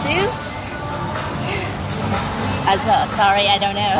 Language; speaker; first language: English; non-native, learner; Vietnamese